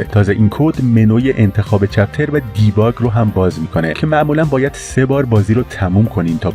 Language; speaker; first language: Persian; native; Persian